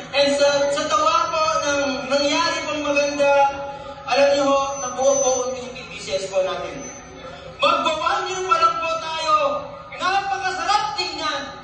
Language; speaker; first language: Filipino; non-native, local second language; Iloko